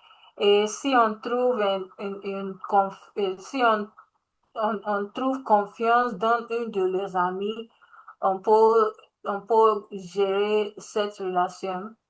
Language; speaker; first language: French; non-native, learner; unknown